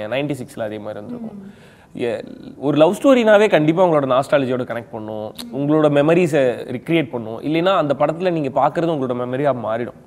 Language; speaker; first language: Tamil; native; Tamil